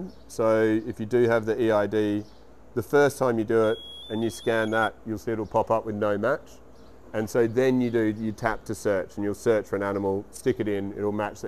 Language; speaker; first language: English; native; English